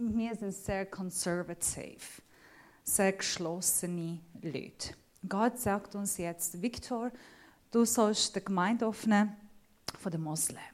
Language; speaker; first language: German; non-native, fluent; Assyrian Neo-Aramaic